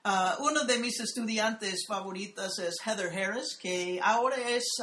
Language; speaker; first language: Spanish; non-native, fluent; English